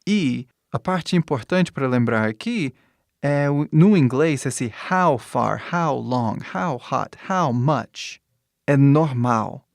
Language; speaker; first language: Portuguese; non-native, fluent; English